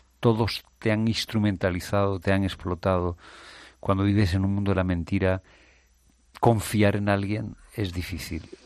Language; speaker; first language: Spanish; native; Spanish